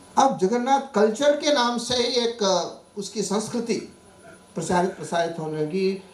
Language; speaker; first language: Hindi; non-native, local second language; Marathi